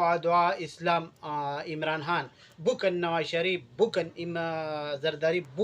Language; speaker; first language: Indonesian; non-native, learner; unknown